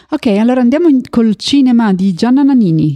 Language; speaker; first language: Italian; native; Italian